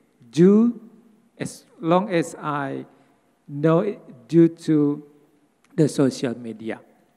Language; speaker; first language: English; non-native, fluent; Indonesian